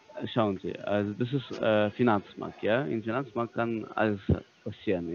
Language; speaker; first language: German; non-native, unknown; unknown